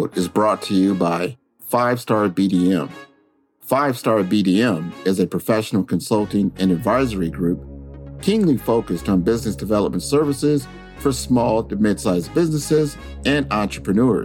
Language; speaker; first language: English; native; English